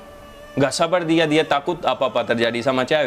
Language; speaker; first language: Indonesian; non-native, fluent; Hindi